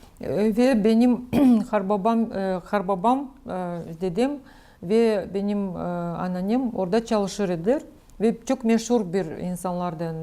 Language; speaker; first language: Turkish; non-native, learner; Crimean Tatar